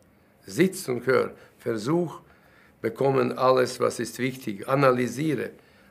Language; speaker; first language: German; non-native, fluent; Latvian